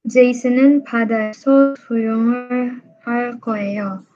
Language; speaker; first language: Korean; non-native, learner; Indonesian